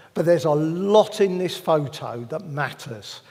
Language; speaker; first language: English; native; English